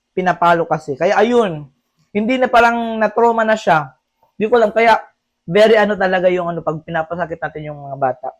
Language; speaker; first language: Filipino; native; Filipino